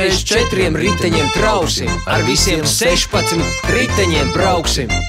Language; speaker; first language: Latvian; native; Latvian